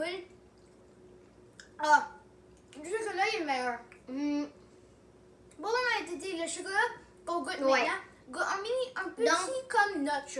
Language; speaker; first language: French; non-native, local second language; English